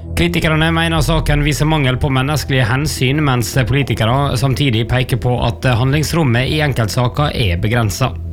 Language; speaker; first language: Norwegian; native; Norwegian